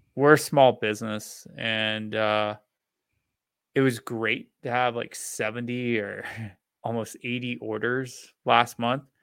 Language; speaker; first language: English; native; English